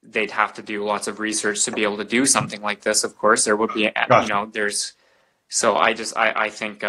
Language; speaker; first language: English; native; English